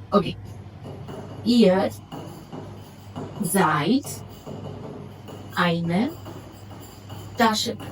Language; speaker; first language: German; non-native, fluent; Hindi